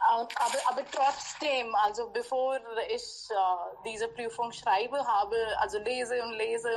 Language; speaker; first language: German; non-native, learner; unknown